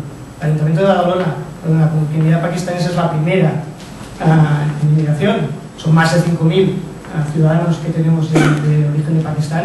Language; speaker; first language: Spanish; native; Spanish